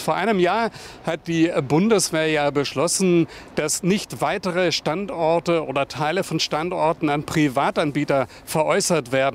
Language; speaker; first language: German; native; German